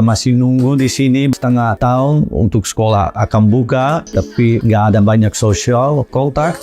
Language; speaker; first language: Indonesian; non-native, fluent; Dutch